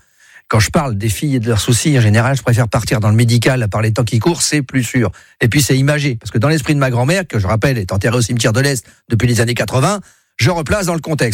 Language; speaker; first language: French; native; French